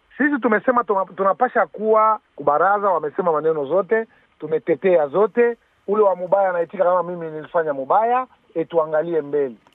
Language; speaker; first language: Swahili; native; Swahili